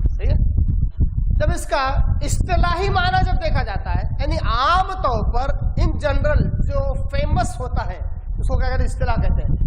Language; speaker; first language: Urdu; native; Urdu